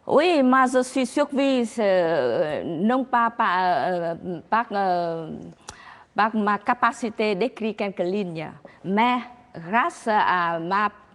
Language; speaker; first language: French; non-native, learner; Vietnamese